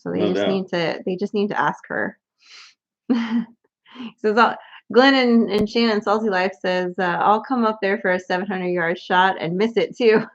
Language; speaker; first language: English; native; English